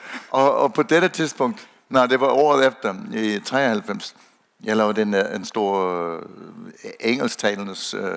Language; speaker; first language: Danish; non-native, fluent; English